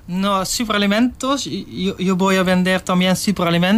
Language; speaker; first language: Spanish; non-native, learner; Dutch